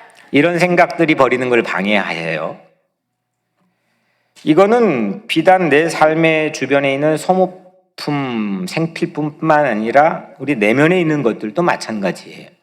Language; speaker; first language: Korean; native; Korean